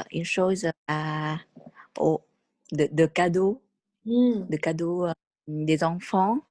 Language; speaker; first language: French; non-native, learner; Vietnamese